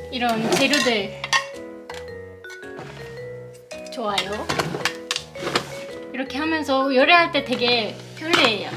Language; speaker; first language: Korean; non-native, fluent; Turkish